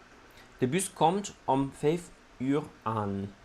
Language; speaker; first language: Dutch; non-native, learner; Italian